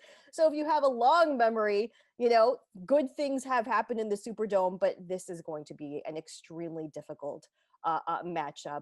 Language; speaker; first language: English; native; English